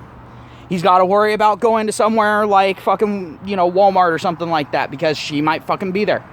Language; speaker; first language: English; native; English